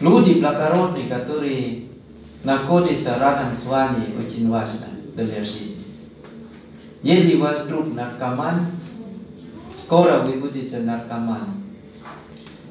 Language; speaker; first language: Russian; non-native, learner; Thai